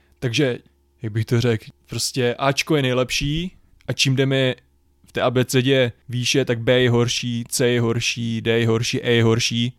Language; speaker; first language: Czech; native; Czech